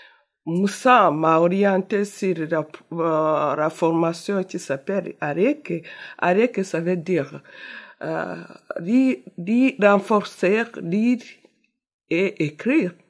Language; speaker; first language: French; non-native, learner; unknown